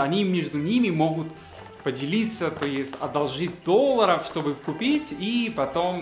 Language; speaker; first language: Russian; non-native, fluent; Spanish